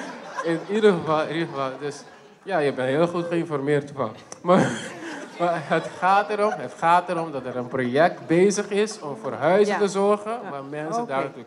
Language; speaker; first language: Dutch; non-native, local second language; Papiamento